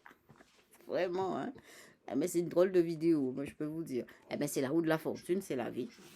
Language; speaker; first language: French; native; French